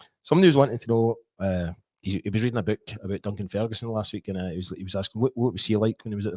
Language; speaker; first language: English; native; English